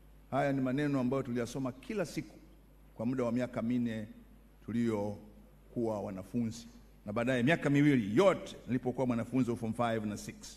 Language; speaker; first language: Swahili; native; Swahili